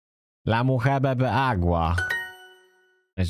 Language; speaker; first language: Spanish; non-native, learner; Polish